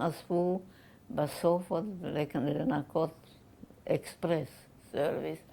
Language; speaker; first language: Hebrew; non-native, fluent; German